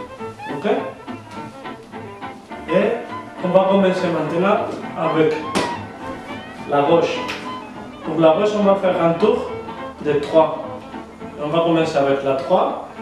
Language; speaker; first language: French; non-native, learner; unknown